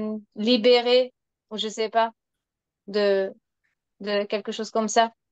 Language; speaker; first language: French; non-native, fluent; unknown